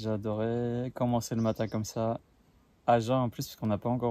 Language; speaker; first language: French; native; French